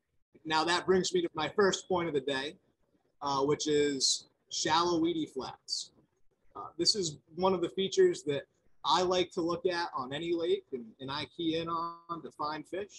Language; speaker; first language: English; native; English